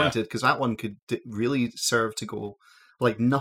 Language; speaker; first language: English; native; English